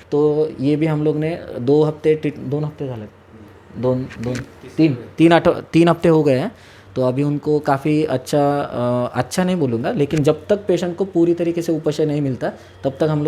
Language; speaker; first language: Hindi; non-native, local second language; Marathi